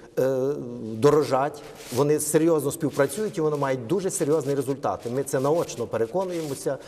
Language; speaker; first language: Ukrainian; native; Ukrainian